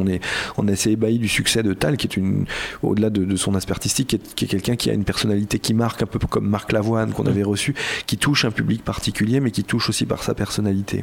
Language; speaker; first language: French; native; French